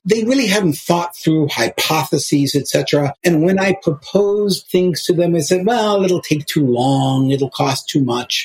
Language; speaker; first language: English; native; English